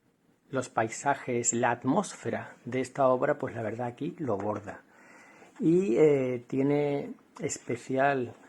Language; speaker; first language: Spanish; native; Spanish